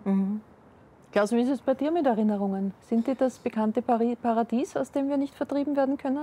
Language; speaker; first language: German; native; German